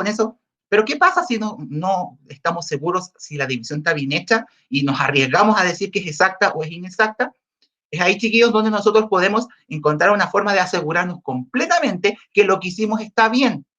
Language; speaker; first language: Spanish; native; Spanish